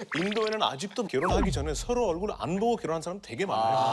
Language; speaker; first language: Korean; non-native, fluent; Hindi